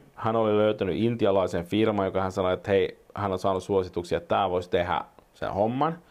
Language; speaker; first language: Finnish; non-native, local second language; Swedish